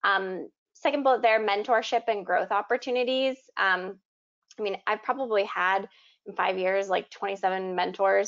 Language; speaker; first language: English; native; English